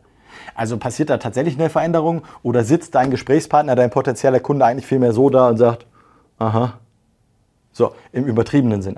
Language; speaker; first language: German; native; German